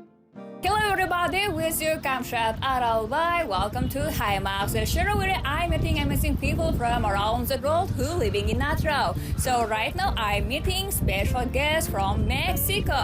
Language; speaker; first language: English; non-native, learner; Kazakh